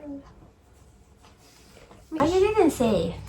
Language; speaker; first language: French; non-native, learner; Lao